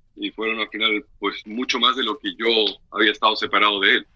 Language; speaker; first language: Spanish; native; Spanish